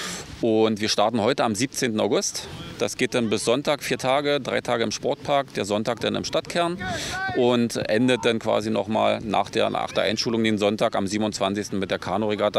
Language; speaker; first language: German; native; German